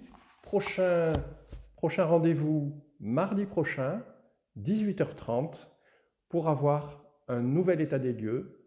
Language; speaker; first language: French; native; French